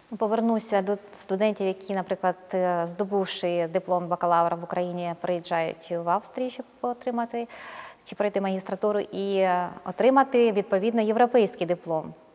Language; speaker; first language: Ukrainian; native; Ukrainian